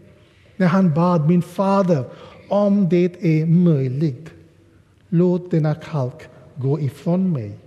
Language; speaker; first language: Swedish; non-native, fluent; English